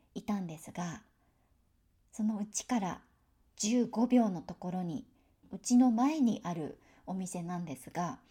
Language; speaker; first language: Japanese; native; Japanese